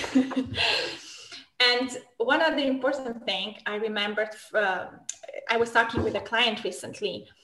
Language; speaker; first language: English; non-native, fluent; Romanian